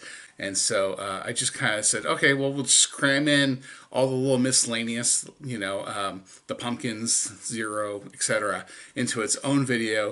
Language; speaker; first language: English; native; English